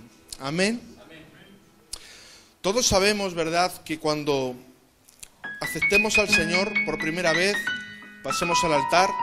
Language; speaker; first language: Spanish; native; Spanish